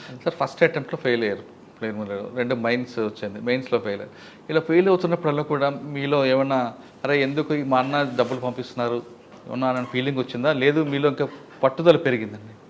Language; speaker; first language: Telugu; native; Telugu